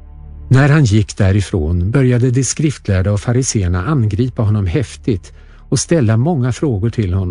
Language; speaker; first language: Swedish; native; Swedish